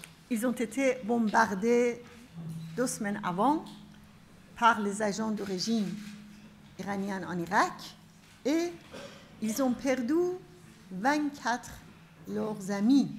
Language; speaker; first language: French; non-native, fluent; Persian